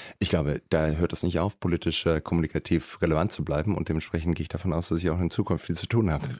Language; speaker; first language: German; native; German